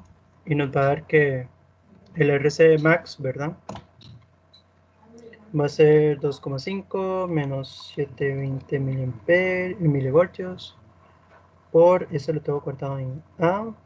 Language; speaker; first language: Spanish; native; Spanish